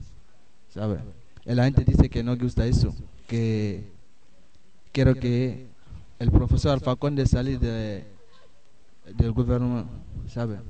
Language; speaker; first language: Spanish; non-native, learner; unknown